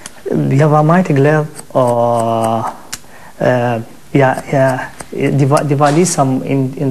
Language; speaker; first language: Danish; non-native, learner; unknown